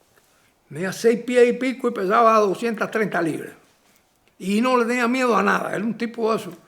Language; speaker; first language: Spanish; native; Spanish